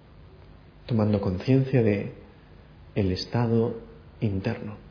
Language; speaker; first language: Spanish; native; Spanish